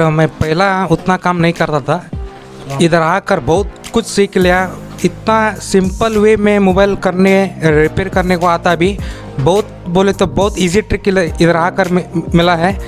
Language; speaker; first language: Hindi; non-native, local second language; Kannada